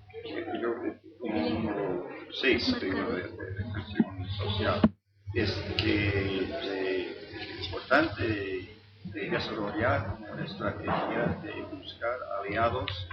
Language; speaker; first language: Spanish; non-native, fluent; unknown